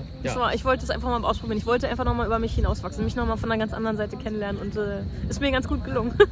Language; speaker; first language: German; native; German